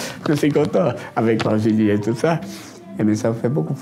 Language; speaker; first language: French; non-native, learner; Japanese